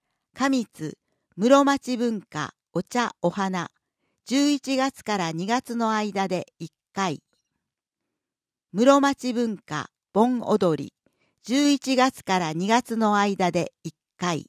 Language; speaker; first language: Japanese; native; Japanese